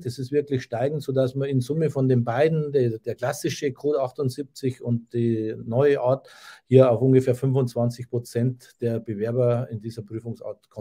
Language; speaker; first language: German; native; German